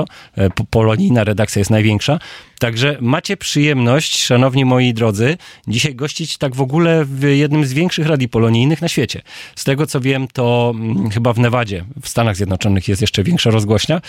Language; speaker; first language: Polish; native; Polish